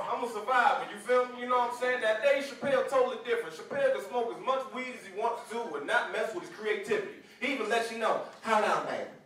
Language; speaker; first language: English; native; English